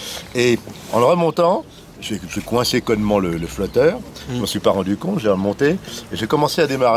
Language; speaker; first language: French; native; French